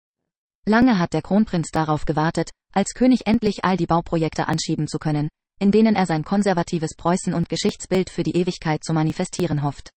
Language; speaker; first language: German; native; German